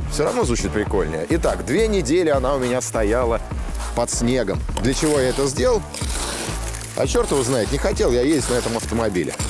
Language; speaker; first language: Russian; native; Russian